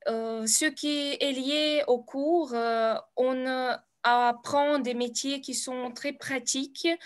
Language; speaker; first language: French; non-native, fluent; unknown